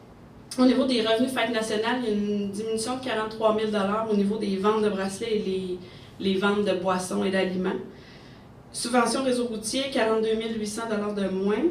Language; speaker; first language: French; native; French